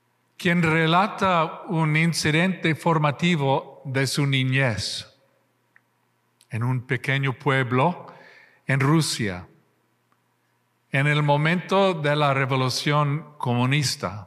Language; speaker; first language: Spanish; non-native, fluent; English